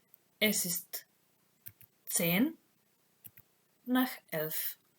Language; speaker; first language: German; non-native, fluent; Macedonian